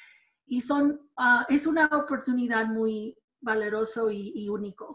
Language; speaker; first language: Spanish; early bilingual, other home language; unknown